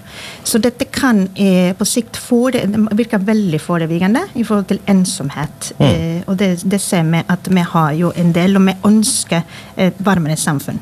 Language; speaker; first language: Norwegian; non-native, fluent; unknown